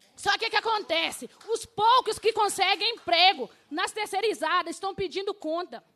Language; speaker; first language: Portuguese; native; Portuguese